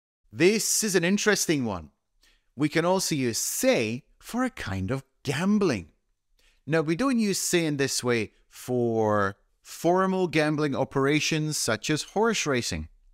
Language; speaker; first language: English; native; English